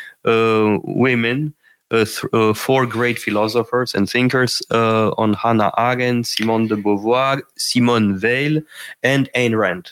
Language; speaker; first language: English; non-native, fluent; Romanian